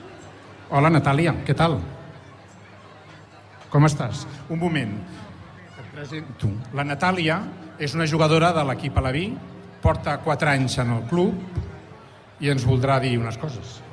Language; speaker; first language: Catalan; native; Catalan